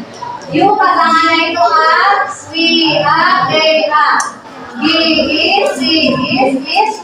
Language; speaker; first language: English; non-native, learner; Indonesian